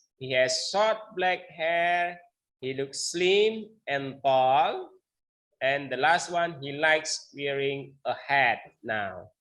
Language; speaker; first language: English; non-native, learner; Indonesian